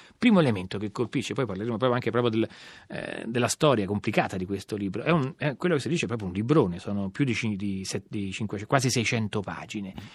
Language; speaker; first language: Italian; native; Italian